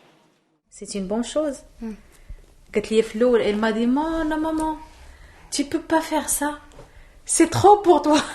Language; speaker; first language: French; non-native, local second language; Arabic